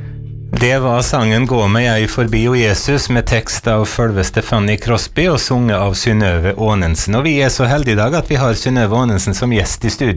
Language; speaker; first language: Norwegian; native; Norwegian